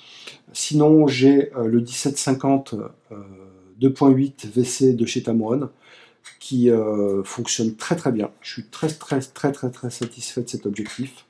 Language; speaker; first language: French; native; French